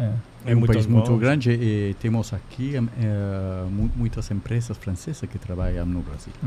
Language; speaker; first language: Portuguese; non-native, learner; French